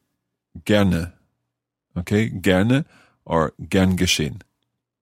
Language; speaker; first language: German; non-native, learner; English